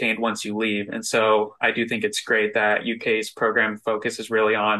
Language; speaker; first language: English; native; English